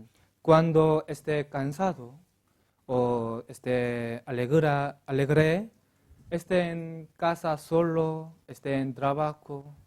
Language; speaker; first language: Spanish; non-native, learner; Korean